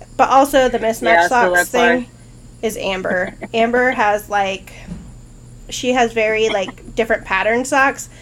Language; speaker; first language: English; native; English